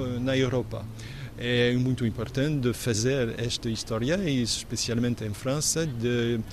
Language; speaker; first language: Portuguese; non-native, fluent; French